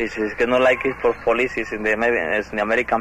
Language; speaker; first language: English; non-native, learner; Spanish